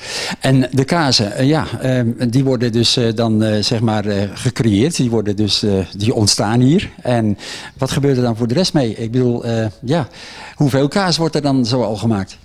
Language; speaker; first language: Dutch; native; Dutch